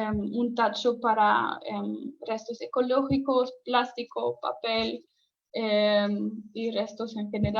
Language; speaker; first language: Spanish; non-native, fluent; German